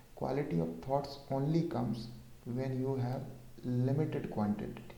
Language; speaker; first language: English; non-native, local second language; Hindi